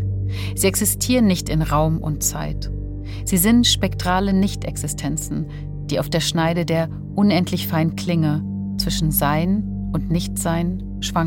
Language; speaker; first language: German; native; German